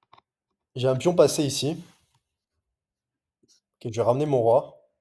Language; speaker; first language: French; native; French